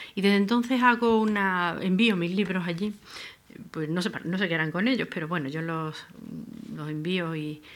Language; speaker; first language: Spanish; native; Spanish